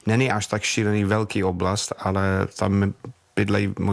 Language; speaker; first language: Czech; non-native, fluent; English